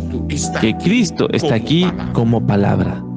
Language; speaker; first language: Spanish; non-native, fluent; Portuguese